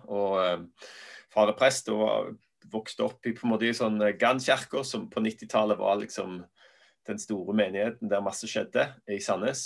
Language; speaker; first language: Norwegian; native; Norwegian